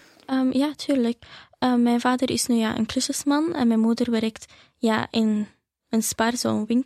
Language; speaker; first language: Dutch; early bilingual, other home language; Arabic